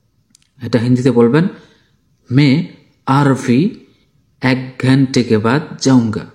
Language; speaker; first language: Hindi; non-native, fluent; Bangla